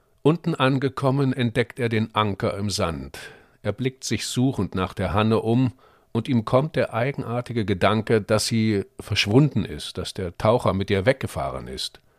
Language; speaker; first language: German; native; German